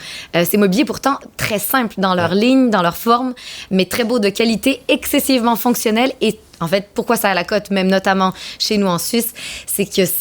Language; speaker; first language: French; native; French